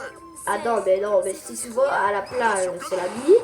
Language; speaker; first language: French; native; French